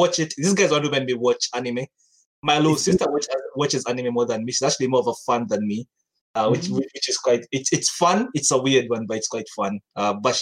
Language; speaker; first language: English; non-native, local second language; Ganda